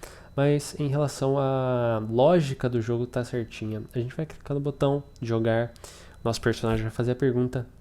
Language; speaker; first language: Portuguese; native; Portuguese